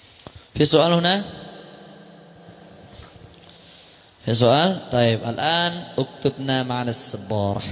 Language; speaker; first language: Arabic; non-native, fluent; Indonesian